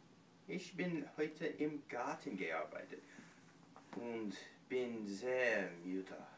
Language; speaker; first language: German; non-native, learner; English